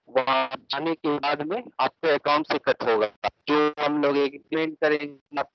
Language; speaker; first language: Hindi; native; Hindi